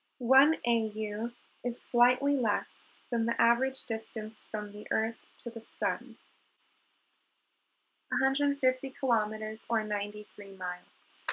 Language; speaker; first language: English; native; English